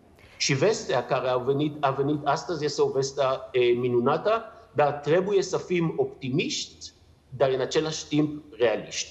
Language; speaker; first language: Romanian; non-native, learner; Hebrew